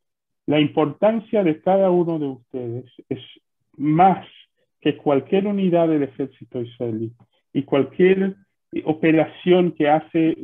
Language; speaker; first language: Spanish; non-native, fluent; Hebrew